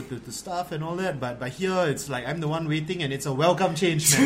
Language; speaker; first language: English; native; English